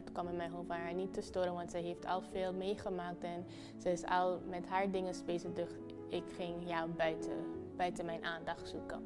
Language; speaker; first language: Dutch; non-native, fluent; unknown